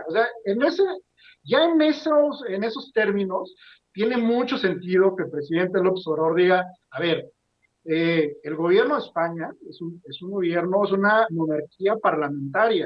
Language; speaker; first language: Spanish; native; Spanish